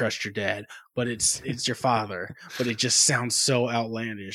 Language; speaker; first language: English; native; English